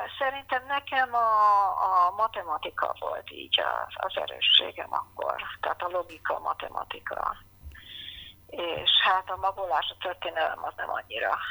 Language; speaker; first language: Hungarian; early bilingual, heritage; Hungarian